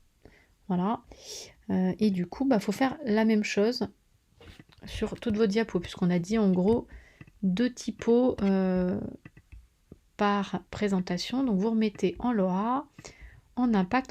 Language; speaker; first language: French; native; French